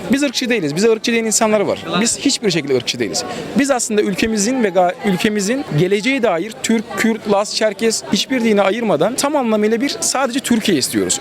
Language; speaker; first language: Turkish; native; Turkish